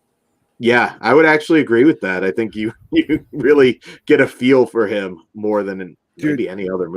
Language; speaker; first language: English; native; English